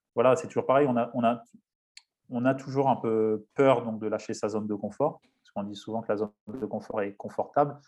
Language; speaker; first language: French; native; French